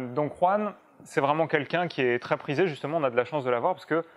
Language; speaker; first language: French; native; French